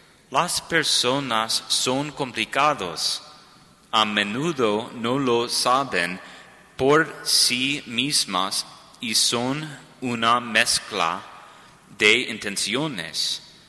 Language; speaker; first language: Spanish; non-native, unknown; English